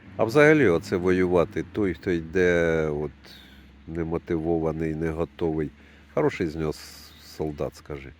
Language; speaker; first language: Ukrainian; native; Ukrainian